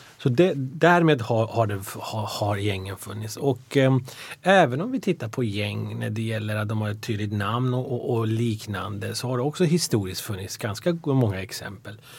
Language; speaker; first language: Swedish; early bilingual, other home language; Persian